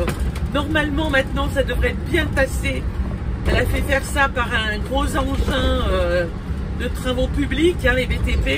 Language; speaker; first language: French; native; French